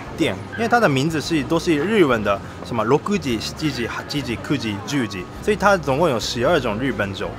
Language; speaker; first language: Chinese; non-native, fluent; Japanese